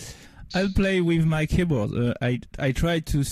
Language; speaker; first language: English; non-native, learner; French